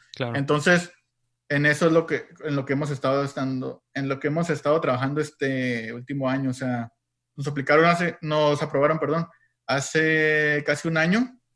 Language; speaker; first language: Spanish; native; Spanish